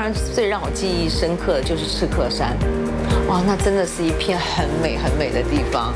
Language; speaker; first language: Chinese; native; Chinese